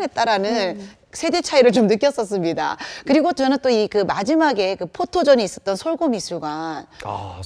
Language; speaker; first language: Korean; native; Korean